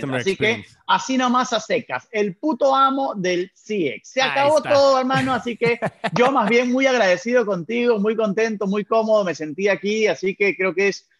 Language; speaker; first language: Spanish; native; Spanish